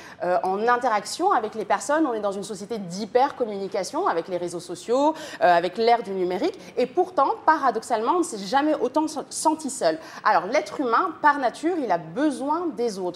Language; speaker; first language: French; native; French